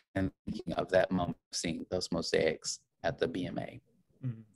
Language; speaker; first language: English; native; English